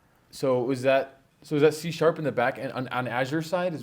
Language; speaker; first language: English; native; English